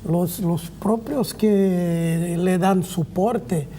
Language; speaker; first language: Spanish; non-native, fluent; Portuguese